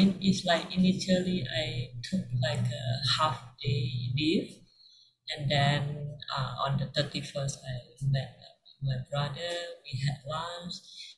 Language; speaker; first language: English; non-native, local second language; Chinese